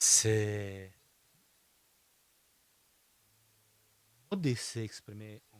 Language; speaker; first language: French; non-native, fluent; Romanian